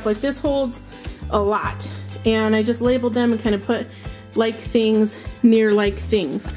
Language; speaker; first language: English; native; English